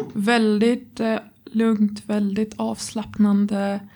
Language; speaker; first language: Swedish; non-native, fluent; Arabic